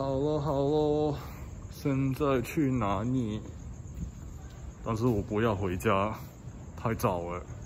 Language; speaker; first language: Chinese; non-native, learner; English